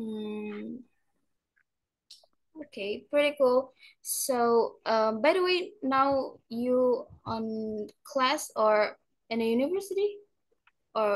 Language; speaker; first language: English; non-native, learner; Indonesian